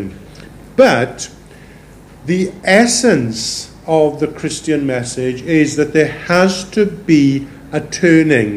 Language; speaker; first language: English; native; English